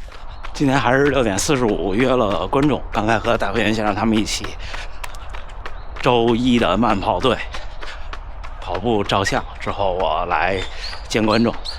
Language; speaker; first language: Chinese; native; Chinese